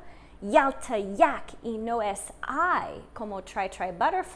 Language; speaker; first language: Spanish; non-native, fluent; English